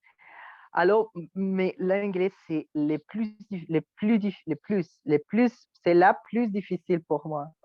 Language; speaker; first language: French; non-native, learner; Spanish